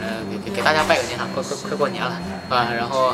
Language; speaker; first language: Chinese; native; Chinese